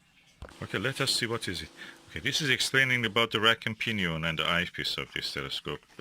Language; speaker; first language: English; non-native, fluent; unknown